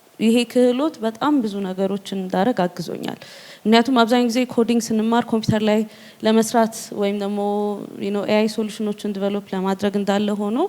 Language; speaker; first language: Amharic; native; Amharic